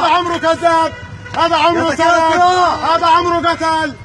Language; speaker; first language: Arabic; native; Arabic